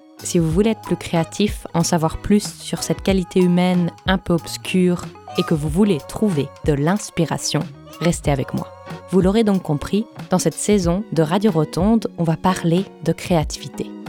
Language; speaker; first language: French; non-native, local second language; Luxembourgish